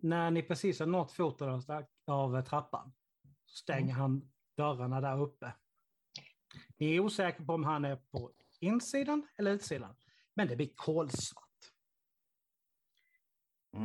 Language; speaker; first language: Swedish; native; Swedish